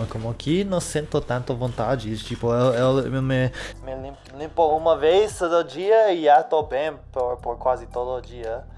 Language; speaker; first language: Portuguese; non-native, fluent; English